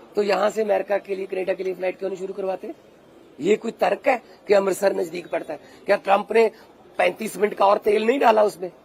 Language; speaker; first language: Hindi; non-native, local second language; Punjabi